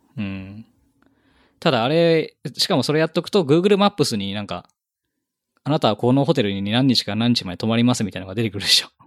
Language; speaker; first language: Japanese; native; Japanese